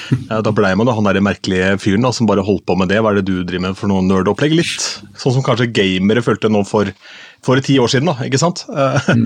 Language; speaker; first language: Norwegian; native; Norwegian